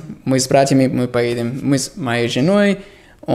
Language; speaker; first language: Russian; non-native, fluent; English